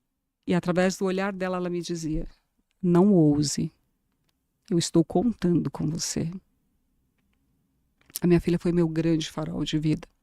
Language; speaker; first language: Portuguese; native; Portuguese